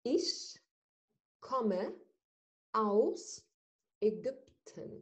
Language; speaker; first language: German; non-native, fluent; Arabic